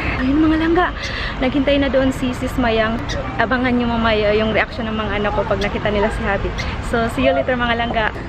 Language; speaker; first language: Filipino; non-native, local second language; Cebuano